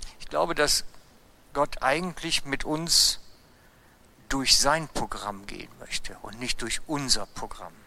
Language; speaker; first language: German; native; German